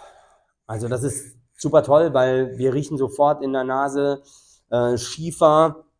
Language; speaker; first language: German; native; German